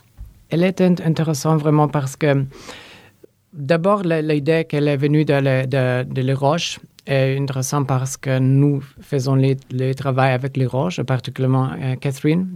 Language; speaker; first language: French; non-native, learner; Polish